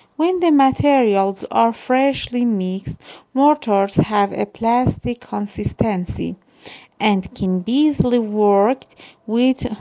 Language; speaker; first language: English; non-native, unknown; Persian